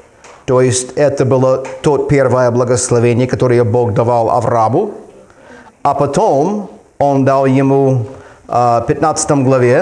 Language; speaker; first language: Russian; non-native, fluent; English